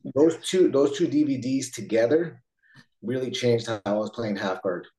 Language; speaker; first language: English; native; English